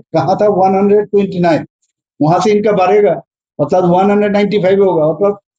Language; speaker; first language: Hindi; non-native, local second language; Bangla